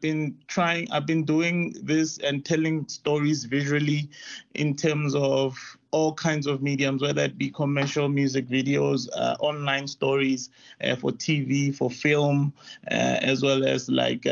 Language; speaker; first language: English; non-native, local second language; Tswana